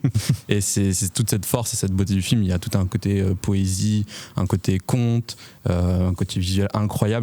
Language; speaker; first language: French; native; French